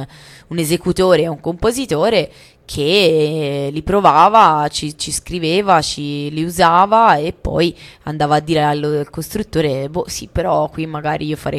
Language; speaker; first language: Italian; native; Italian